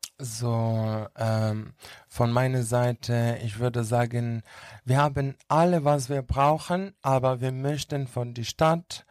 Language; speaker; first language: German; non-native, learner; Greek